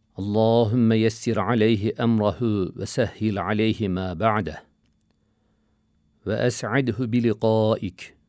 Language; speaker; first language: Arabic; non-native, learner; Turkish